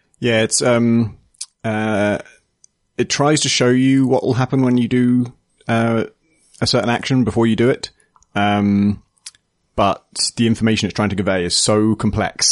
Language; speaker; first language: English; native; English